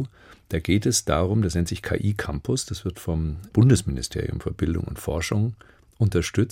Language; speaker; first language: German; native; German